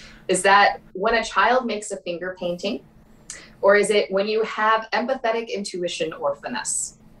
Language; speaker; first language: English; native; English